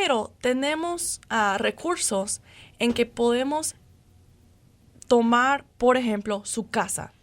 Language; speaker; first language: Spanish; non-native, fluent; English